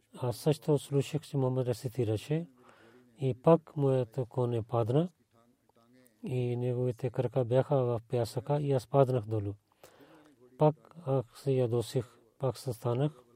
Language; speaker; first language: Bulgarian; non-native, learner; Urdu